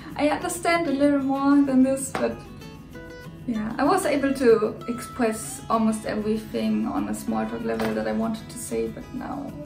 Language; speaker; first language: English; non-native, fluent; German